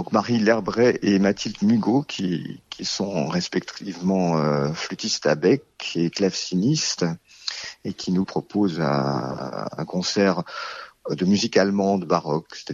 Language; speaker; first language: French; native; French